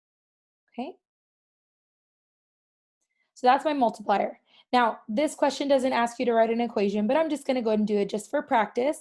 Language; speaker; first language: English; native; English